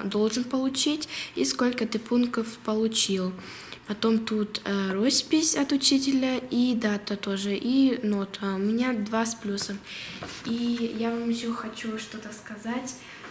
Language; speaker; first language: Russian; early bilingual, heritage; Russian